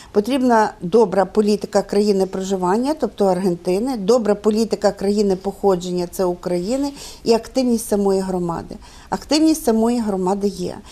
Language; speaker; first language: Ukrainian; native; Ukrainian